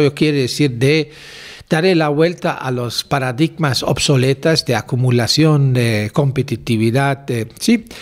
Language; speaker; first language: Spanish; non-native, fluent; German